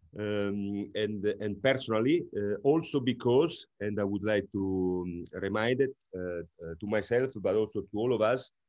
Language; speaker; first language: English; non-native, fluent; Italian